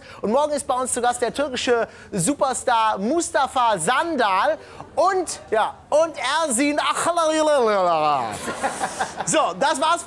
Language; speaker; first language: German; native; German